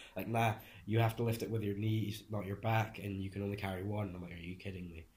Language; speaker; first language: English; early bilingual, other home language; Hungarian